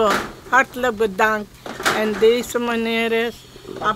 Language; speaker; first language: Dutch; non-native, local second language; Caribbean Hindustani